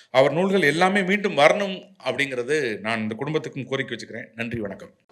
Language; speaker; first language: Tamil; non-native, local second language; Malayalam